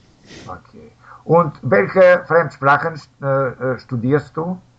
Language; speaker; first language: German; non-native, fluent; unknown